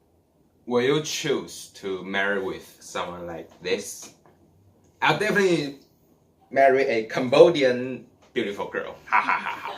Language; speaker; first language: English; non-native, learner; Chinese